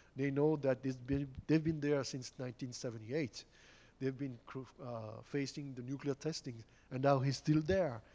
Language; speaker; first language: English; non-native, fluent; French